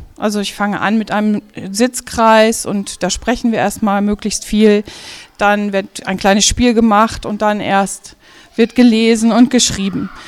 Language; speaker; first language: German; native; German